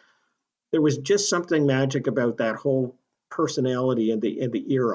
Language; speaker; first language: English; native; English